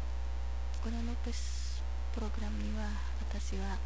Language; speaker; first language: Japanese; non-native, fluent; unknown